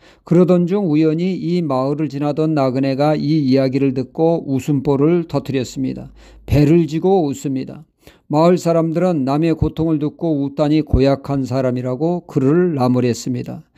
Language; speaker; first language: Korean; native; Korean